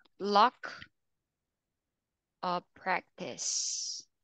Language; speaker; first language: English; non-native, fluent; Filipino